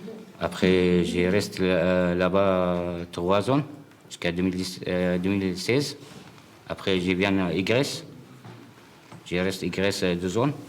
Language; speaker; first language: French; non-native, learner; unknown